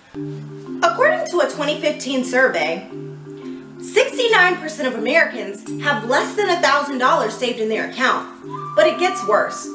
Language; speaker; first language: English; native; English